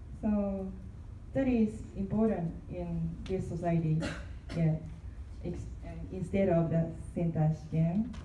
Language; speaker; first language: English; non-native, learner; Korean